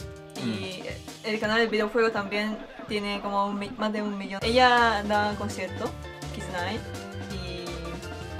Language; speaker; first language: Spanish; non-native, fluent; Japanese